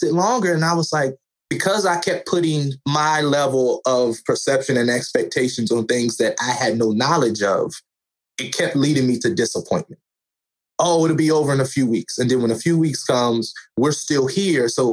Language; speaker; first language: English; native; English